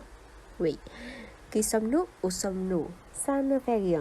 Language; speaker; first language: French; non-native, fluent; Vietnamese